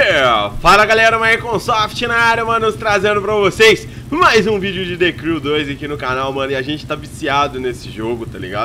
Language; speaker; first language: Portuguese; native; Portuguese